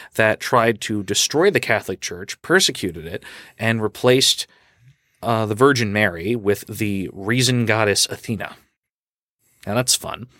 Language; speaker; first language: English; native; English